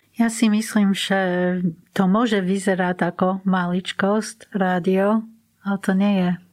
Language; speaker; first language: Slovak; non-native, fluent; English